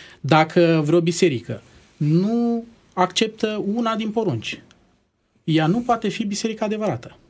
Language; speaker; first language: Romanian; native; Romanian